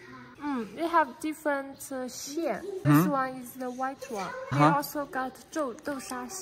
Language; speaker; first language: English; non-native, fluent; Chinese